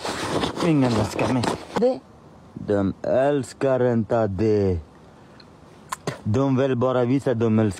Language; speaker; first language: Swedish; non-native, learner; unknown